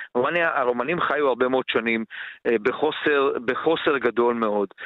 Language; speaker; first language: Hebrew; non-native, fluent; Romanian